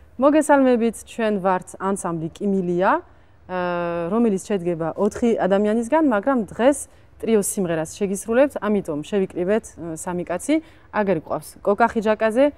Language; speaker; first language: Georgian; non-native, fluent; French